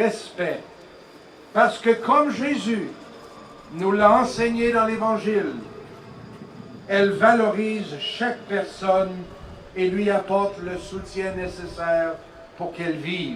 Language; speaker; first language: French; native; French